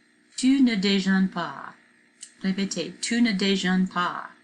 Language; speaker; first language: French; non-native, fluent; English